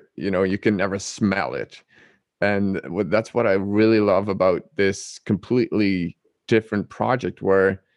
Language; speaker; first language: English; non-native, fluent; Dutch